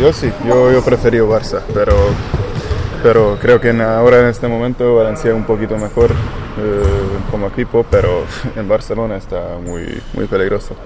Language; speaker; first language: Spanish; non-native, learner; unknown